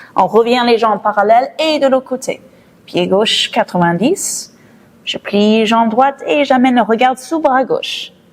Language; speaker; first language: French; non-native, fluent; English